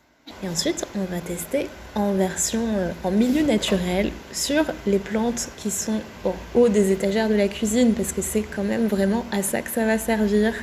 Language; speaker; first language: French; native; French